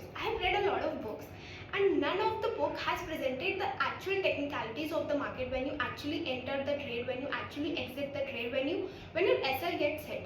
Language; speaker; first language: English; non-native, local second language; Hindi